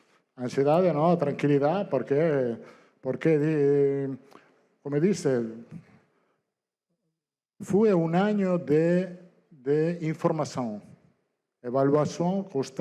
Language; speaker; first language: Portuguese; non-native, fluent; Italian